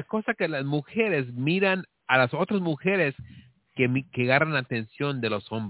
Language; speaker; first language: Spanish; early bilingual, heritage; Spanish